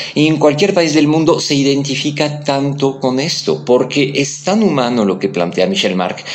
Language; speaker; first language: Spanish; non-native, fluent; French